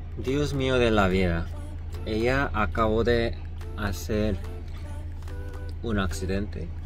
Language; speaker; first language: Spanish; non-native, learner; Korean